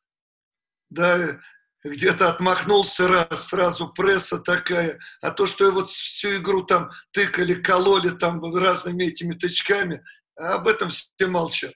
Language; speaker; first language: Russian; native; Russian